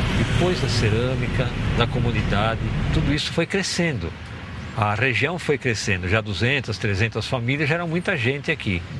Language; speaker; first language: Portuguese; native; Portuguese